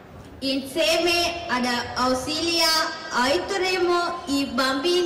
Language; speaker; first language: Italian; non-native, learner; Tamil